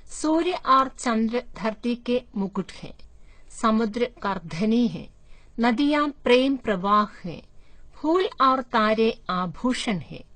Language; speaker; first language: Hindi; non-native, local second language; Malayalam